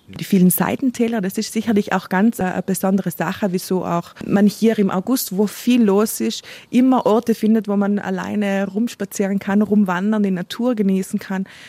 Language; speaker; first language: German; native; German